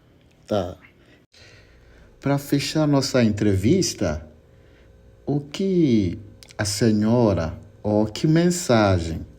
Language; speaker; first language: Portuguese; non-native, learner; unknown